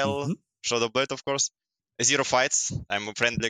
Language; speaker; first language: English; non-native, learner; Russian